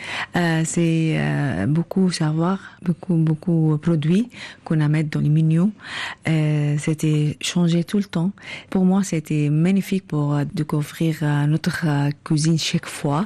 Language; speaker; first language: French; non-native, learner; Arabic